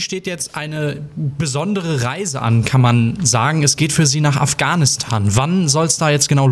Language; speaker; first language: German; native; German